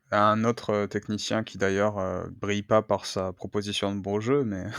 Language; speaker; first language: French; native; French